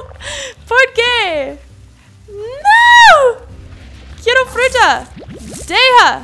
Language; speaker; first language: Spanish; non-native, learner; English